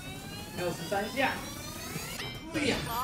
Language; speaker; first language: Chinese; native; Chinese